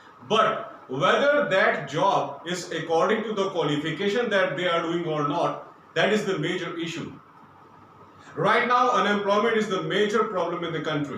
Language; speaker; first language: English; non-native, local second language; Hindi